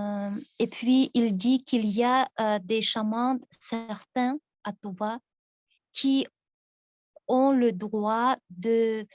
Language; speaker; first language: French; non-native, fluent; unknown